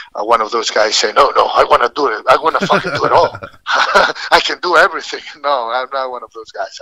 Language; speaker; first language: English; non-native, fluent; Spanish